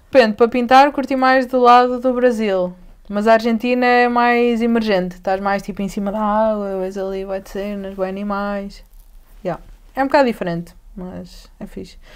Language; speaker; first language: Portuguese; native; Portuguese